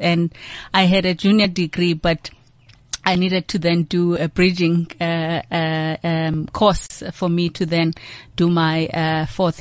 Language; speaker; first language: English; non-native, local second language; Xhosa